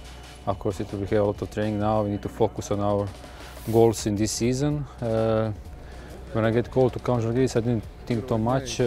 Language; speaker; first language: English; non-native, fluent; Croatian